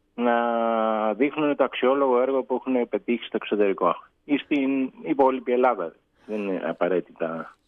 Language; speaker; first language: Greek; early bilingual, other home language; English